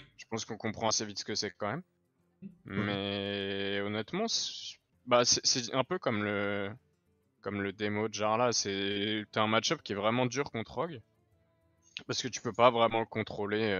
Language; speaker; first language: French; native; French